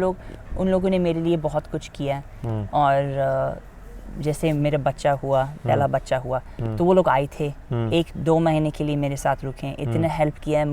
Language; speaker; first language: Hindi; non-native, fluent; English